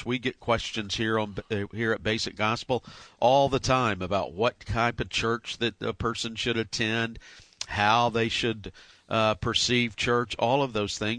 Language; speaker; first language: English; native; English